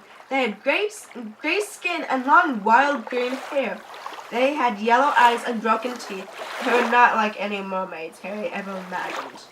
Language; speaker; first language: English; native; English